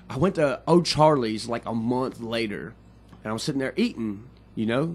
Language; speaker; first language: English; native; English